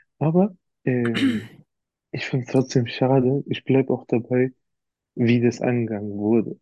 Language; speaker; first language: German; early bilingual, other home language; Turkish